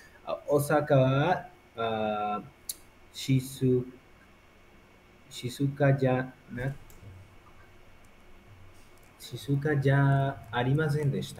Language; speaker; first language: Japanese; non-native, learner; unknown